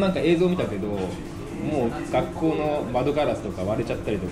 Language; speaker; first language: Japanese; native; Japanese